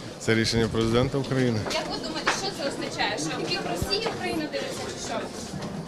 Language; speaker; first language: Ukrainian; native; Ukrainian